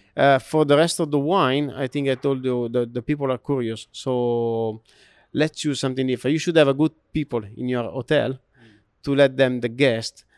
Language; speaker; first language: English; non-native, learner; Italian